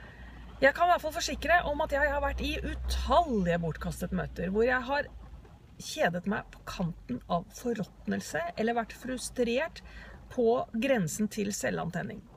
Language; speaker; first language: Norwegian; native; Norwegian